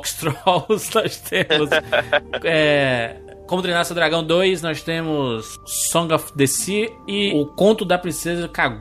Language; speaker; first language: Portuguese; native; Portuguese